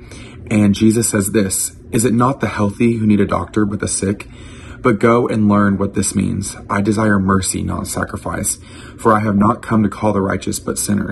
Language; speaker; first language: English; native; English